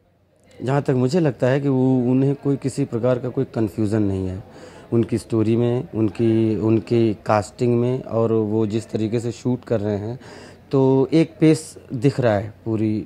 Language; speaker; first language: Hindi; native; Hindi